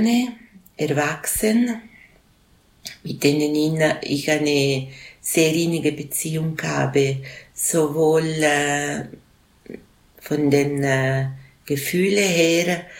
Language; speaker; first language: German; non-native, local second language; Italian